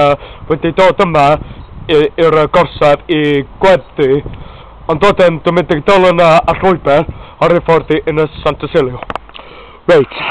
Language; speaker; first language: Welsh; non-native, learner; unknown